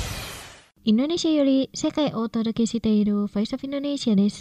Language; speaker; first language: Japanese; non-native, fluent; Indonesian